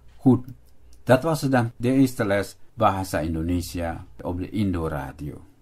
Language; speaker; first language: Dutch; non-native, fluent; Indonesian